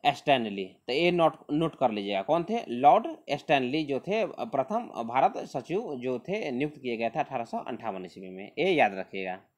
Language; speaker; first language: Hindi; native; Hindi